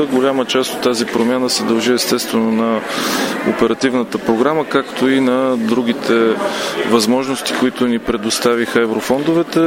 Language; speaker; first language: Bulgarian; native; Bulgarian